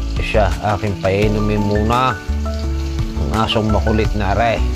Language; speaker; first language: Filipino; native; Filipino